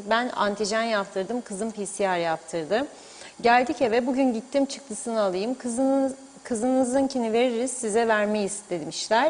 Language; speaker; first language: Turkish; native; Turkish